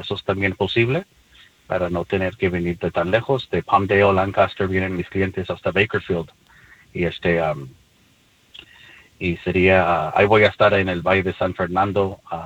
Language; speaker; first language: Spanish; early bilingual, heritage; Spanish